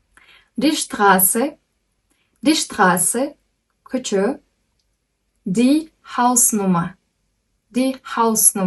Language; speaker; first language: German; non-native, fluent; Kyrgyz